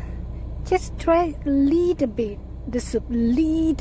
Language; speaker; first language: English; non-native, learner; Indonesian